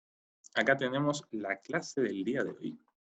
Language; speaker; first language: Spanish; native; Spanish